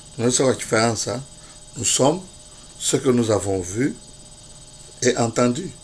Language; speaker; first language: French; non-native, local second language; Swahili